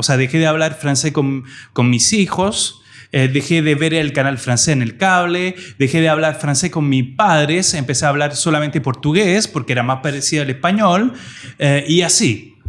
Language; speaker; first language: Spanish; non-native, fluent; French